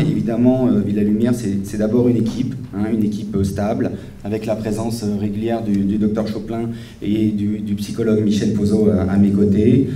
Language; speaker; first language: French; native; French